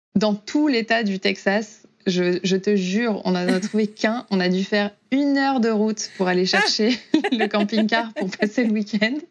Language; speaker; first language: French; native; French